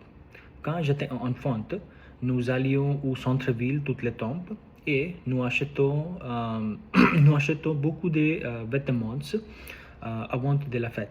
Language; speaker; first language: French; non-native, learner; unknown